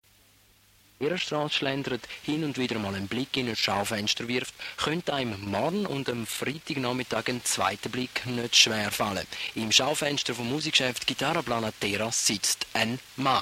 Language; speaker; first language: German; native; German